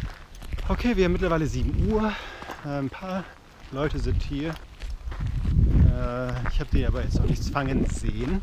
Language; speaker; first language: German; native; German